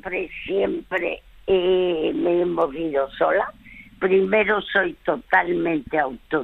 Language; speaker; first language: Spanish; early bilingual, other home language; French